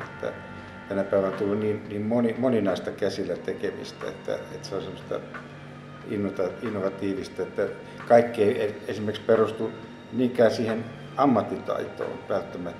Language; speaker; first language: Finnish; native; Finnish